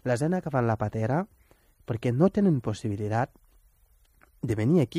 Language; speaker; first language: Catalan; non-native, fluent; Wolof